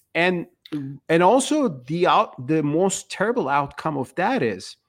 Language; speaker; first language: English; non-native, fluent; Turkish